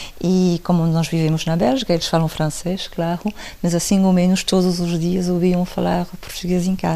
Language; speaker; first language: Portuguese; non-native, fluent; French